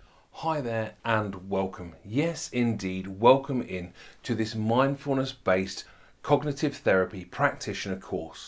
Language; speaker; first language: English; native; English